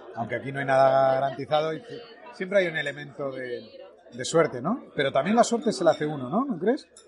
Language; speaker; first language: Spanish; native; Spanish